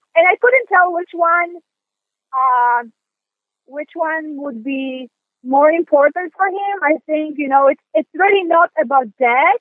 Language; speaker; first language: English; non-native, fluent; Polish